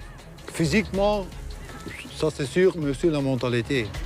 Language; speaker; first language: French; non-native, local second language; Dutch